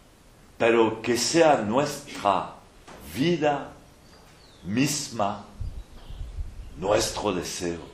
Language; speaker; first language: Spanish; non-native, fluent; French